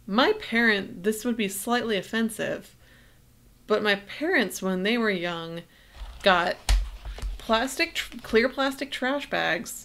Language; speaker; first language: English; native; English